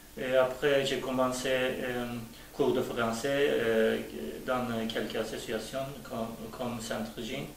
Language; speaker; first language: French; non-native, learner; Turkish